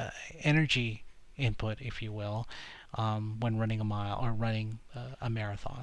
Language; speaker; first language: English; native; English